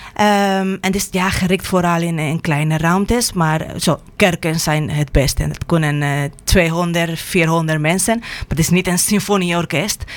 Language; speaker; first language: Dutch; non-native, fluent; Spanish